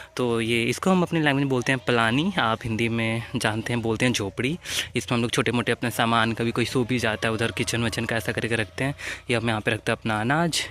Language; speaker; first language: Hindi; native; Hindi